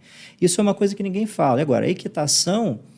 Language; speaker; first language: Portuguese; native; Portuguese